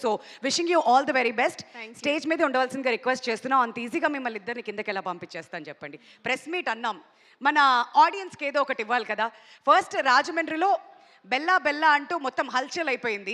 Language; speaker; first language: Telugu; native; Telugu